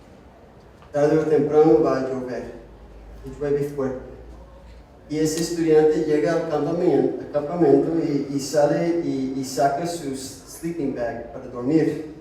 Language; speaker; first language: Spanish; non-native, fluent; English